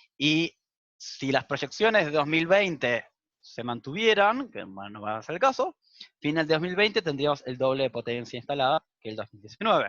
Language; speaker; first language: Spanish; native; Spanish